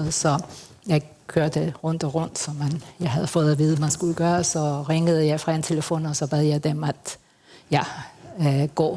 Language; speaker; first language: Danish; non-native, fluent; Spanish